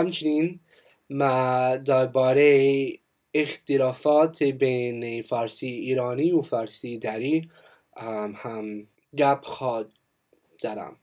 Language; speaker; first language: Persian; non-native, learner; English